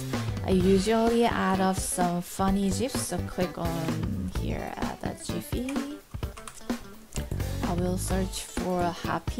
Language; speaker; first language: English; non-native, fluent; Korean